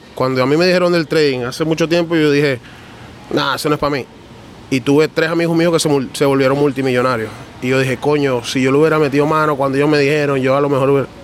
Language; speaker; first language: Spanish; early bilingual, heritage; Spanish